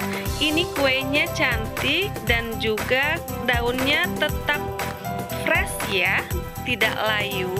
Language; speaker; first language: Indonesian; native; Indonesian